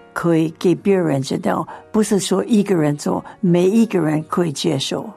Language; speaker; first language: Chinese; non-native, fluent; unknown